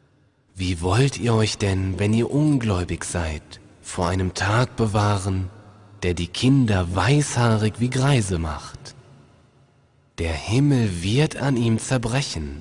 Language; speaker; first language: German; native; German